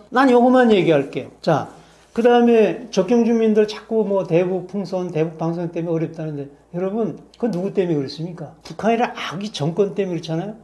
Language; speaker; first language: Korean; native; Korean